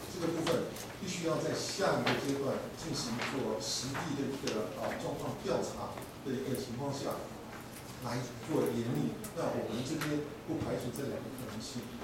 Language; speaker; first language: Chinese; native; Chinese